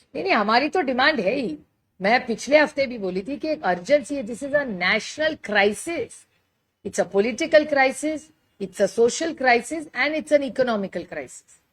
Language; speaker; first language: Hindi; non-native, local second language; Marathi